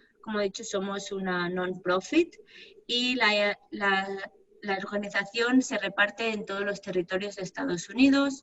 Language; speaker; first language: Spanish; native; Spanish